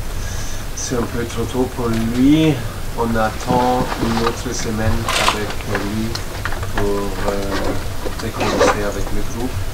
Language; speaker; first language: French; non-native, learner; German